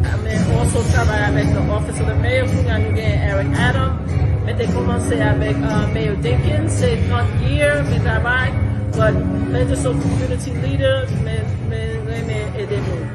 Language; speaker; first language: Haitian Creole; early bilingual, heritage; Haitian Creole